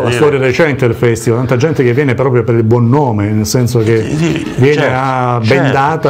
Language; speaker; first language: Italian; native; Italian